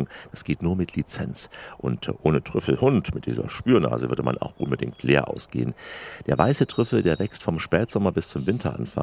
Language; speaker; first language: German; native; German